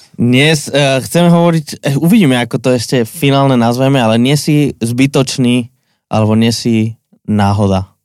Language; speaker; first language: Slovak; non-native, fluent; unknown